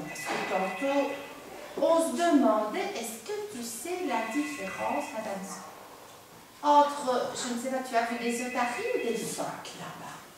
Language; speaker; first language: French; native; French